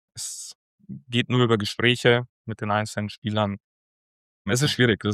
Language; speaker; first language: German; native; German